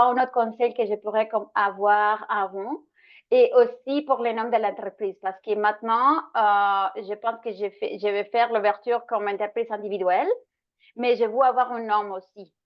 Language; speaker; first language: French; non-native, fluent; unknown